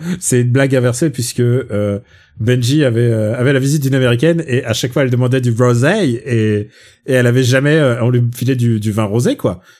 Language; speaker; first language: French; native; French